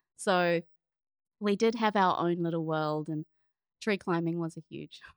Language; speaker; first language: English; native; English